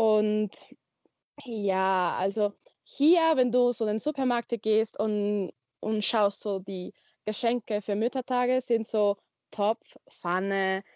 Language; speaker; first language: German; non-native, learner; Spanish